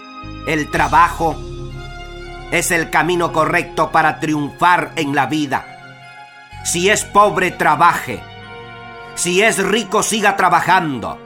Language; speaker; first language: Spanish; native; Spanish